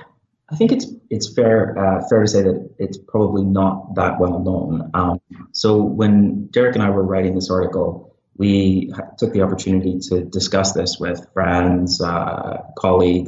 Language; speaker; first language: English; native; English